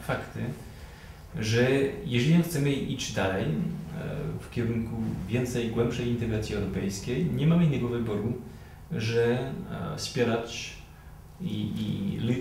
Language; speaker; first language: Polish; non-native, fluent; French